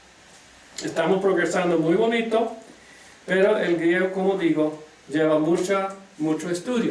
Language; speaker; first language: Spanish; non-native, fluent; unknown